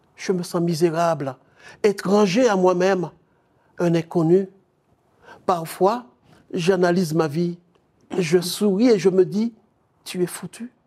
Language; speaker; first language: French; native; French